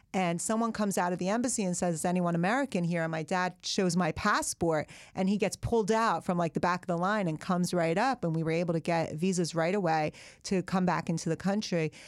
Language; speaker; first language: English; early bilingual, other home language; Persian